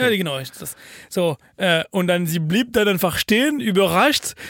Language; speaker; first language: German; non-native, fluent; French